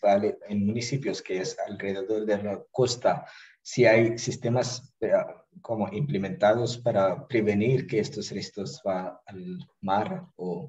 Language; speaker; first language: Spanish; non-native, fluent; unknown